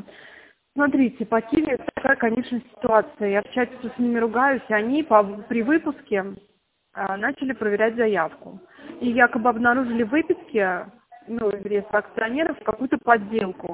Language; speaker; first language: Russian; native; Russian